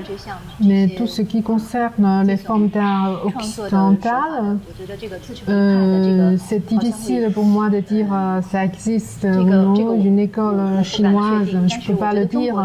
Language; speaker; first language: French; non-native, learner; Chinese